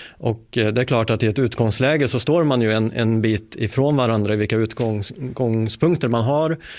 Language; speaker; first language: Swedish; native; Swedish